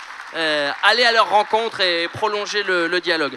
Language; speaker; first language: French; native; French